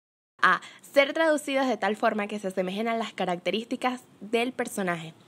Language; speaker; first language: Spanish; native; Spanish